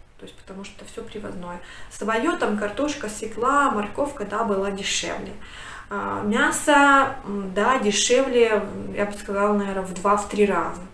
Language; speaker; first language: Russian; native; Russian